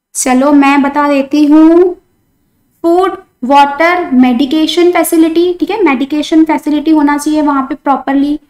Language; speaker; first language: Hindi; non-native, local second language; Marathi